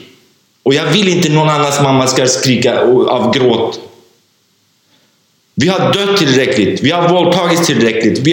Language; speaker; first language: Swedish; non-native, fluent; Kurdish